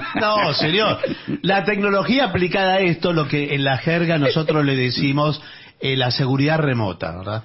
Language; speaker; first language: Spanish; native; Spanish